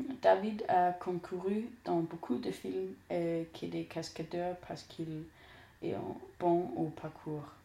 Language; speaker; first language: French; non-native, learner; Danish